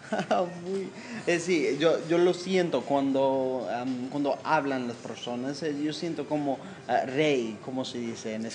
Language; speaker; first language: Spanish; non-native, learner; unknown